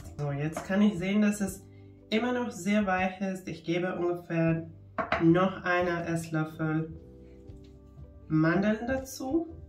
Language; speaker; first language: German; non-native, fluent; Finnish